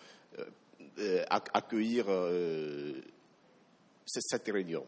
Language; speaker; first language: French; non-native, local second language; Ewe